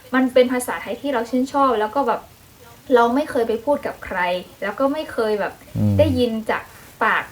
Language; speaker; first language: Thai; non-native, fluent; Burmese